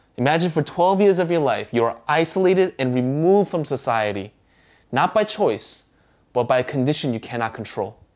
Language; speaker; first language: English; early bilingual, other home language; Korean